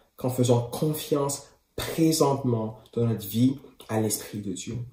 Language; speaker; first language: French; native; French